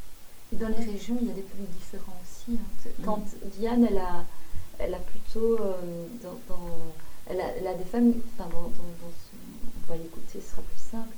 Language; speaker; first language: French; native; French